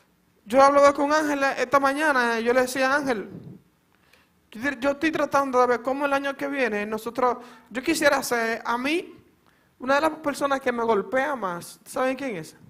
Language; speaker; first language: Spanish; native; Spanish